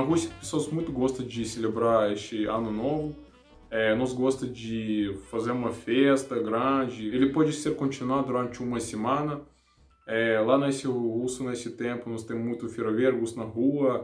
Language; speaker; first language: Portuguese; non-native, learner; Russian